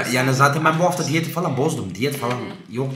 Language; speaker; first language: Turkish; native; Turkish